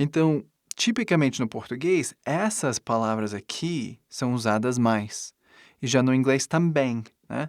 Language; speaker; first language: Portuguese; non-native, fluent; English